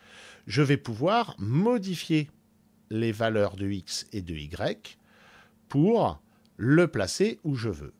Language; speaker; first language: French; native; French